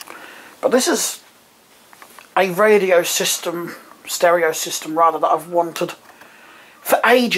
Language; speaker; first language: English; native; English